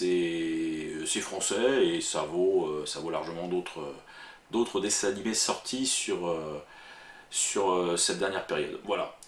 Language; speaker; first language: French; native; French